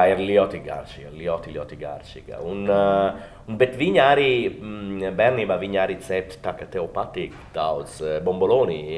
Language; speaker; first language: Latvian; non-native, learner; Italian